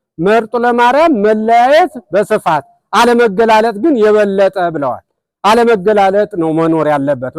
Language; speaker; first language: Amharic; native; Amharic